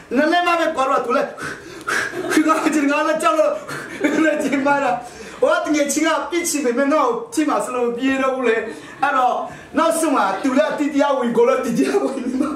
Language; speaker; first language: Burmese; non-native, local second language; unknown